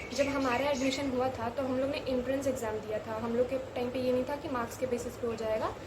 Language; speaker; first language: Hindi; native; Hindi